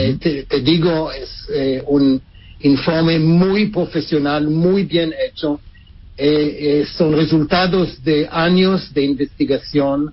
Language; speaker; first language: Spanish; non-native, fluent; Hebrew